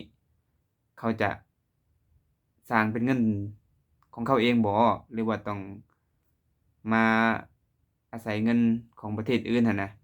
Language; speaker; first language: Thai; non-native, local second language; Lao